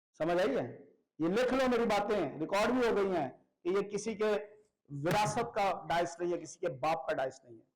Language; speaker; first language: Hindi; non-native, local second language; Punjabi